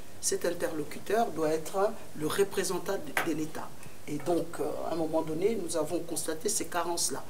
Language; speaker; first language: French; non-native, local second language; Lingala